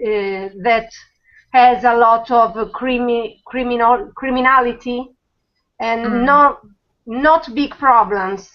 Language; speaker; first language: English; non-native, learner; Italian